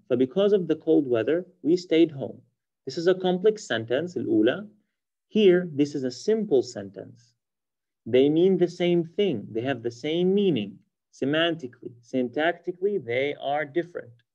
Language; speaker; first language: English; non-native, fluent; Arabic